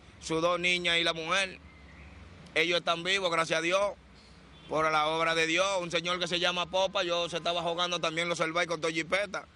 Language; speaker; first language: Spanish; native; Spanish